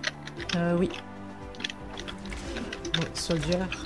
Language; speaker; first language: French; native; French